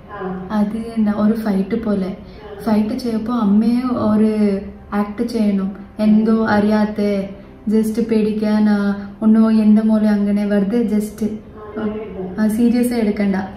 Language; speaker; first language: Malayalam; non-native, learner; Tamil